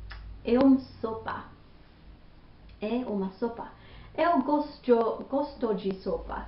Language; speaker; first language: Portuguese; non-native, learner; English